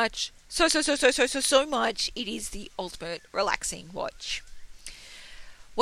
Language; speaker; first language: English; native; English